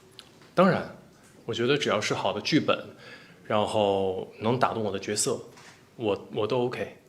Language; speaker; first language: Chinese; native; Chinese